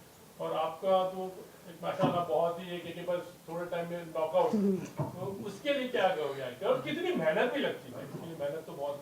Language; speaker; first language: Hindi; native; Hindi